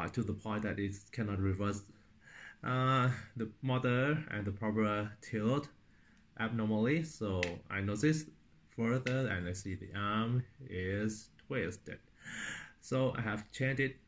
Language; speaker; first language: English; non-native, fluent; Thai